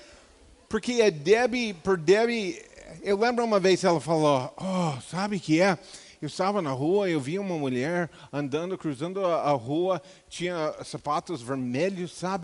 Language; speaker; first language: Portuguese; non-native, fluent; English